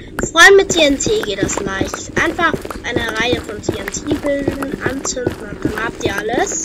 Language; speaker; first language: German; native; German